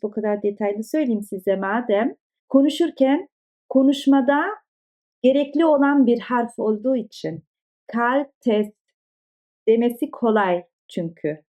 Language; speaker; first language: Turkish; early bilingual, heritage; Turkish